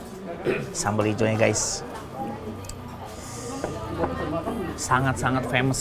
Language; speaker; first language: Indonesian; native; Indonesian